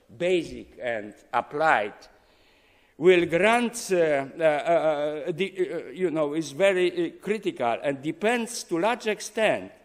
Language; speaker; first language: English; non-native, fluent; Polish